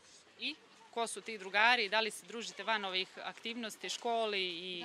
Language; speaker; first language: Serbian; native; Serbian